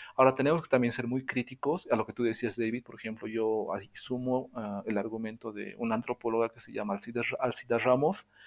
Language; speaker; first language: Spanish; native; Spanish